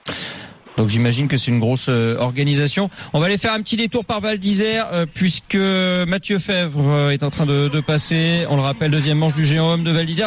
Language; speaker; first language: French; native; French